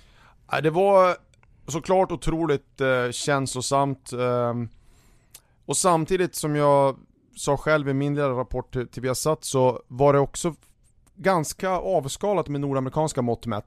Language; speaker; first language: Swedish; native; Swedish